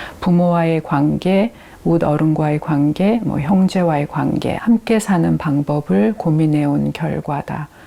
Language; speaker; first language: Korean; native; Korean